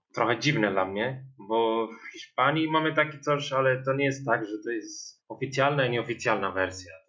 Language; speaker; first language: Polish; non-native, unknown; Spanish